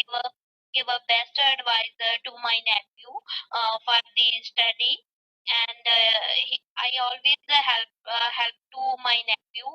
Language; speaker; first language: English; non-native, learner; Punjabi